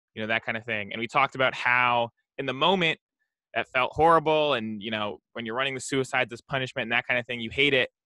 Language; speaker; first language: English; native; English